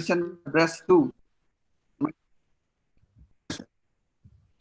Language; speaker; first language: English; non-native, learner; Indonesian